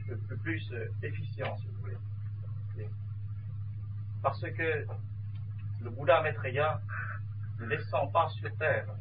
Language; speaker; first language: French; non-native, fluent; Vietnamese